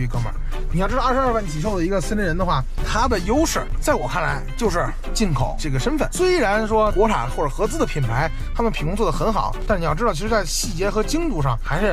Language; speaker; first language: Chinese; native; Chinese